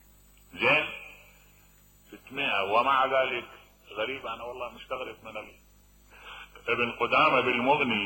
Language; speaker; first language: Arabic; native; Arabic